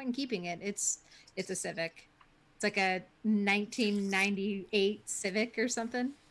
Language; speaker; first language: English; native; English